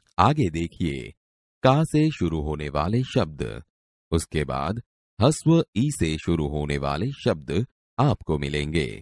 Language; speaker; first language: Hindi; non-native, local second language; Gujarati